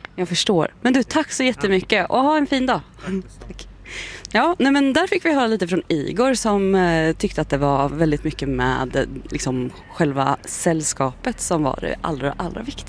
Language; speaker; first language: Swedish; native; Swedish